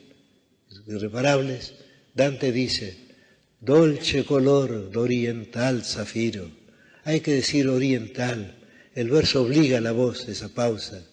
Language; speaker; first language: Spanish; native; Spanish